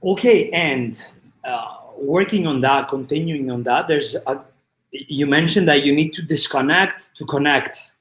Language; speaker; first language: English; non-native, fluent; Greek